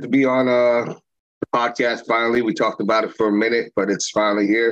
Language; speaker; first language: English; native; English